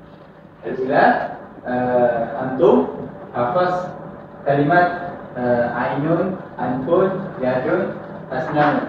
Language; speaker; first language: Arabic; non-native, learner; Malay